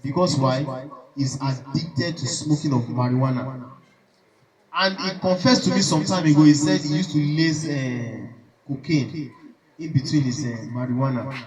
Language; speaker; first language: English; non-native, local second language; Yoruba